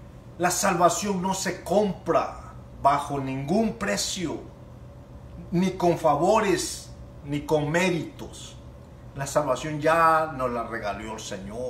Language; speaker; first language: Spanish; native; Spanish